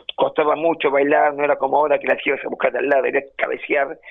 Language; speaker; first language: Spanish; native; Spanish